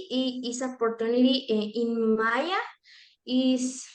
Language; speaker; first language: English; non-native, learner; Spanish